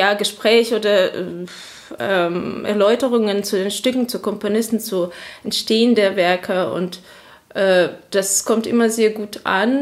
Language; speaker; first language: German; non-native, fluent; Azerbaijani